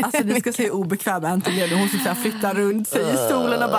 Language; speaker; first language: Swedish; native; Swedish